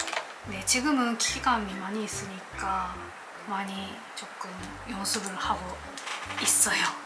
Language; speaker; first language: Korean; non-native, learner; Japanese